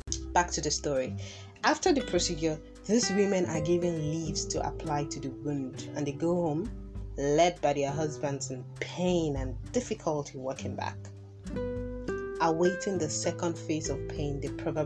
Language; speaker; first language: English; non-native, local second language; Yoruba